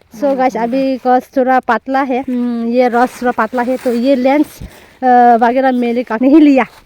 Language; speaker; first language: Hindi; non-native, local second language; Kok Borok